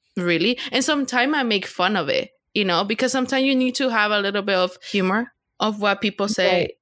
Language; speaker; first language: English; non-native, fluent; Spanish